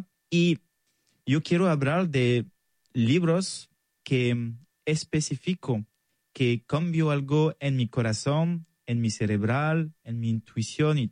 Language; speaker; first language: Spanish; non-native, fluent; French